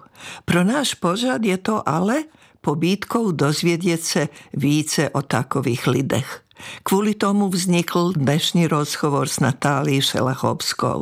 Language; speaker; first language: Czech; non-native, fluent; Serbian